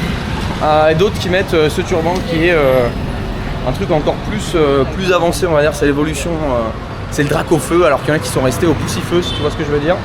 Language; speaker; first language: French; native; French